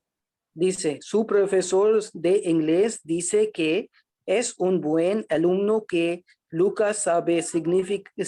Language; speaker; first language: Spanish; non-native, learner; Hindi